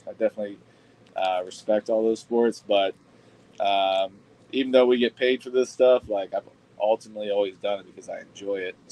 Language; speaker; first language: English; native; English